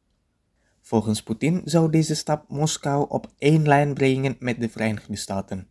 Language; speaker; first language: Dutch; non-native, fluent; Indonesian